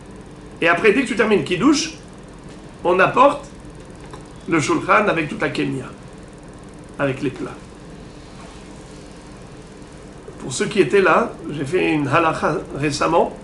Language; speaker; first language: French; native; French